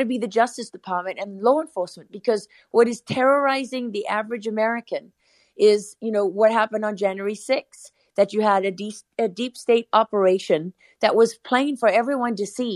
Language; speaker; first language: English; native; English